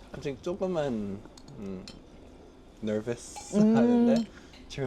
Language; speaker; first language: Korean; early bilingual, heritage; English